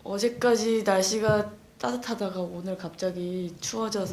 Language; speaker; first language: Korean; native; Korean